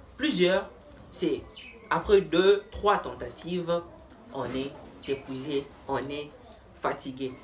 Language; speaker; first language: French; non-native, local second language; Lingala